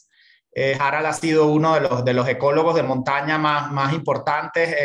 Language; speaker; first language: Spanish; native; Spanish